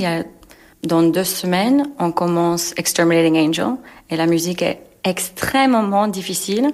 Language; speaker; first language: French; non-native, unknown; English